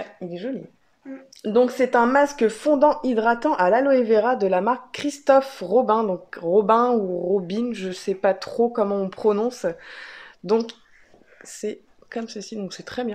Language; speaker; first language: French; native; French